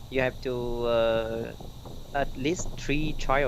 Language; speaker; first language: English; non-native, learner; Vietnamese